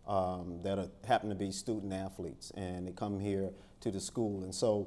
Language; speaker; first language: English; native; English